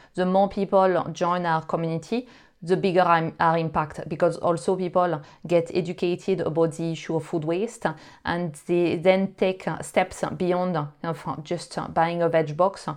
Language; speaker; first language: English; non-native, fluent; French